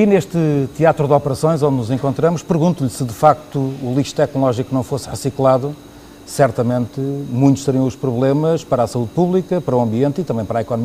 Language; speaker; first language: Portuguese; native; Portuguese